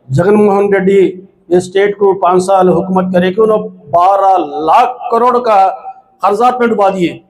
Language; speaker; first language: Urdu; native; Urdu